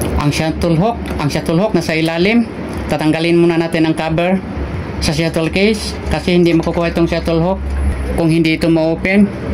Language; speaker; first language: Filipino; non-native, local second language; Cebuano